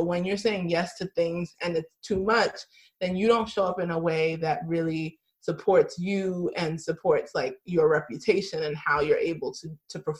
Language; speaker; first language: English; native; English